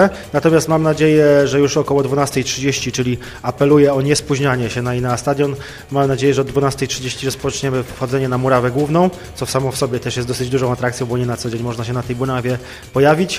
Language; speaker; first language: Polish; native; Polish